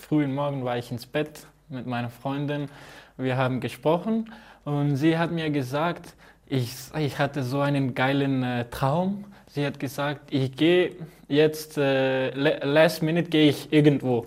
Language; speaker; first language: German; non-native, learner; Croatian